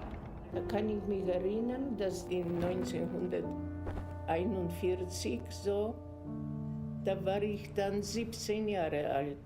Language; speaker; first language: German; non-native, fluent; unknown